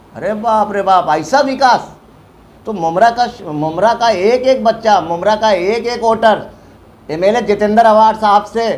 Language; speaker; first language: Hindi; non-native, local second language; Urdu